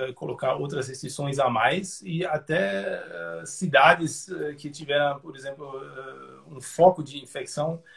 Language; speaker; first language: Portuguese; non-native, fluent; German